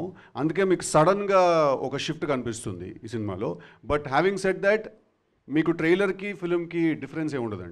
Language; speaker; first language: Telugu; native; Telugu